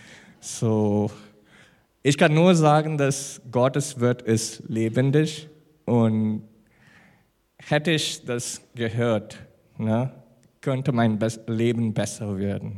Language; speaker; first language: German; non-native, learner; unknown